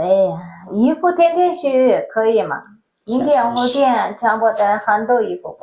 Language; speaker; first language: Chinese; non-native, learner; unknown